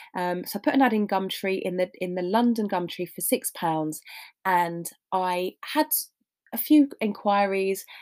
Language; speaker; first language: English; native; English